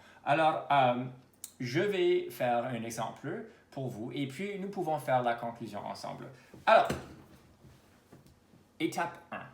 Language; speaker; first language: French; non-native, local second language; English